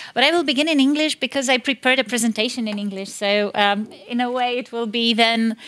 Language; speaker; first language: English; non-native, fluent; Lithuanian